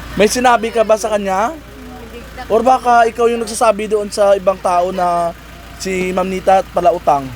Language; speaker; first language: Filipino; non-native, local second language; Hiligaynon